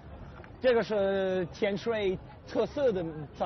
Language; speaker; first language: Chinese; non-native, fluent; English